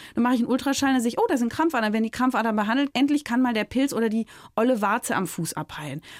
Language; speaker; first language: German; native; German